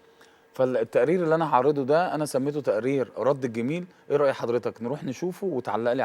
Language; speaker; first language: Arabic; native; Arabic